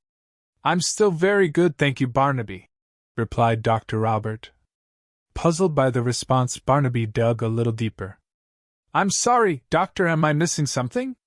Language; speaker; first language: English; native; English